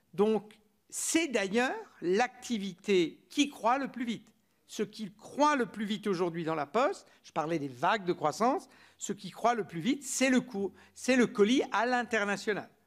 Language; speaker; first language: French; native; French